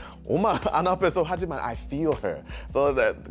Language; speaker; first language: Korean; non-native, learner; English